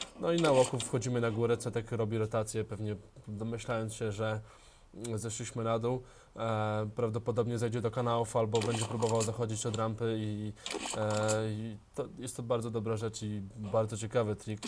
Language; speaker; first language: Polish; native; Polish